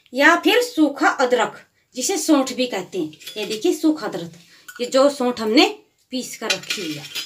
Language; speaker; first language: Hindi; native; Hindi